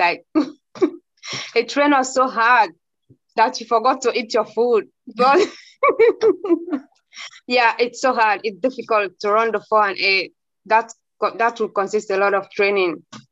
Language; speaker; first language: English; non-native, local second language; Krio